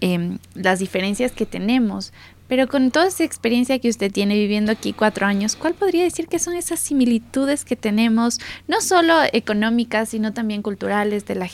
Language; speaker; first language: Spanish; native; Spanish